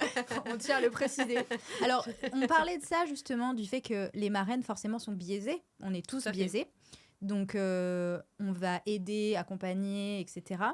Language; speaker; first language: French; native; French